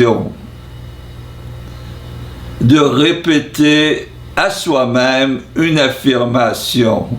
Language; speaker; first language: French; non-native, fluent; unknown